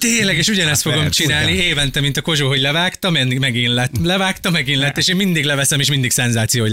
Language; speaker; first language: Hungarian; native; Hungarian